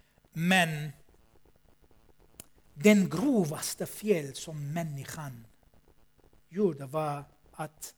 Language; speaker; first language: Swedish; non-native, fluent; Armenian